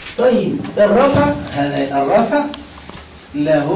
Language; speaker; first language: Arabic; native; Arabic